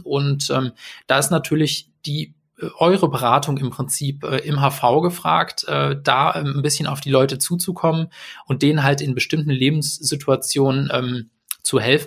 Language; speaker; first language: German; native; German